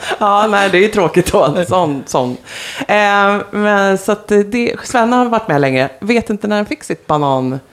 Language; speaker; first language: Swedish; native; Swedish